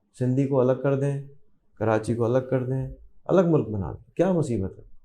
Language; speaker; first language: Urdu; native; Urdu